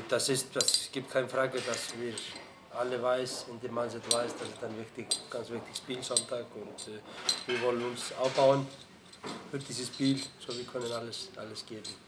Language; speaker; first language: German; non-native, fluent; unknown